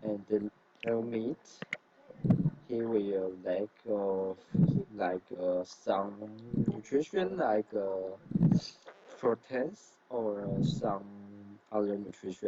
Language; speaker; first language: English; non-native, learner; Chinese